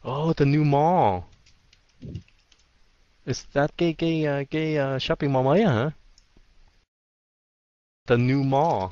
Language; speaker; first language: English; non-native, fluent; Vietnamese